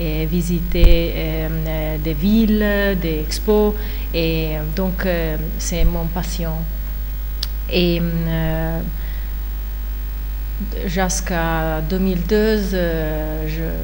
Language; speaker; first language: French; non-native, fluent; Italian